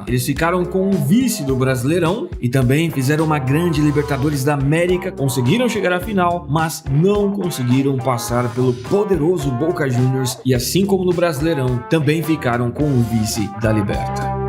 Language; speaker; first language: Portuguese; native; Portuguese